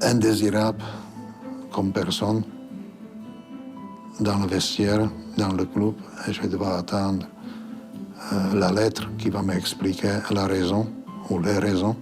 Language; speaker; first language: French; non-native, fluent; Slovak